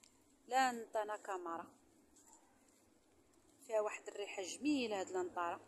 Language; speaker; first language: Arabic; native; Arabic